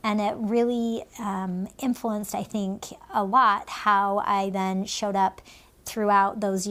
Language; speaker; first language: English; native; English